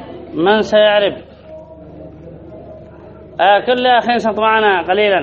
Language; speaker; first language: Arabic; native; Arabic